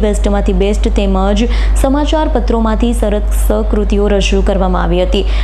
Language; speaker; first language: Gujarati; native; Gujarati